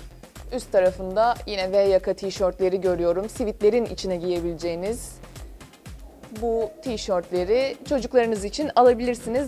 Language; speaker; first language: Turkish; native; Turkish